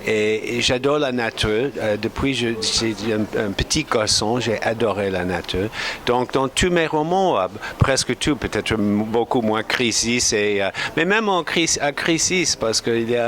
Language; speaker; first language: French; non-native, fluent; English